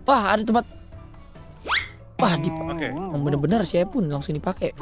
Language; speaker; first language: Indonesian; native; Indonesian